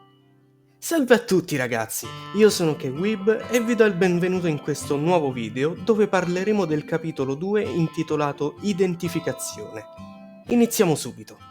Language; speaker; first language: Italian; native; Italian